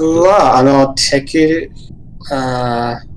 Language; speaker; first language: Japanese; non-native, learner; English